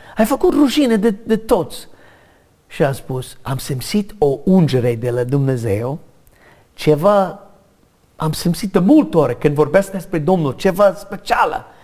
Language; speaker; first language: Romanian; non-native, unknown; English